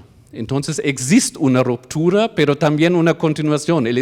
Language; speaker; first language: Spanish; non-native, fluent; German